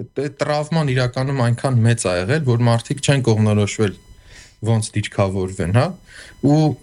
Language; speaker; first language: Armenian; native; Armenian